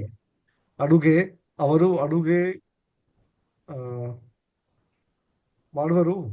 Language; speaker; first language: Kannada; non-native, learner; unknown